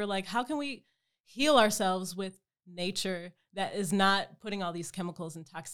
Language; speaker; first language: English; native; English